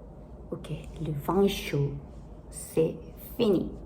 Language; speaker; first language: French; non-native, learner; Korean